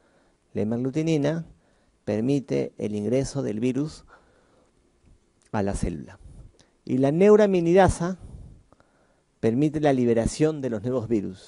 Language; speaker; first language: Spanish; native; Spanish